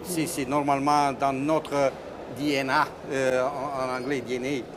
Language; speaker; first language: French; non-native, fluent; Italian